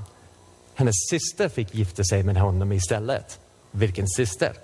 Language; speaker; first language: Swedish; non-native, fluent; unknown